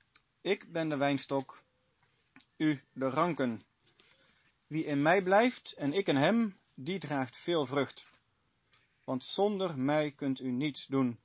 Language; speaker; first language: Dutch; native; Dutch